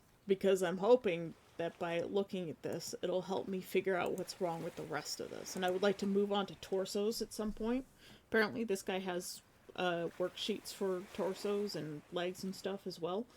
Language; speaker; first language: English; native; English